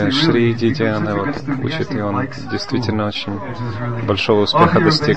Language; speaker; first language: Russian; native; Russian